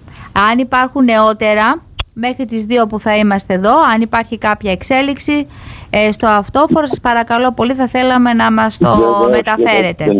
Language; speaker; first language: Greek; native; Greek